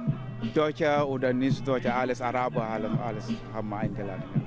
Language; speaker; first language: German; non-native, learner; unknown